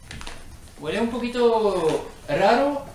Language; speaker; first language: Spanish; non-native, learner; French